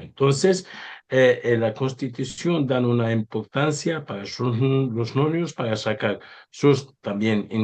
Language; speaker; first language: Spanish; non-native, learner; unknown